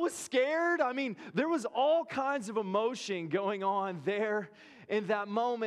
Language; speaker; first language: English; native; English